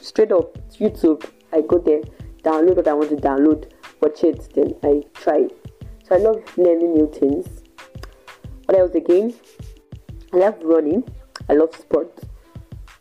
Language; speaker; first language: English; non-native, local second language; Yoruba